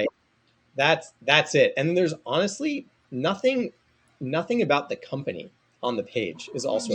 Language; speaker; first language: English; native; English